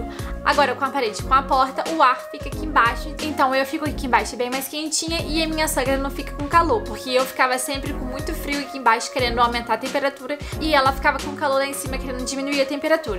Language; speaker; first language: Portuguese; native; Portuguese